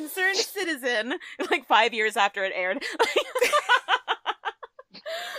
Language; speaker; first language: English; native; English